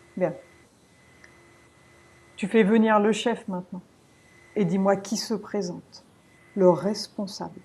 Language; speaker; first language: French; native; French